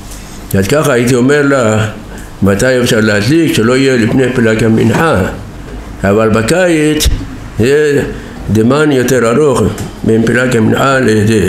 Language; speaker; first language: Hebrew; non-native, fluent; Persian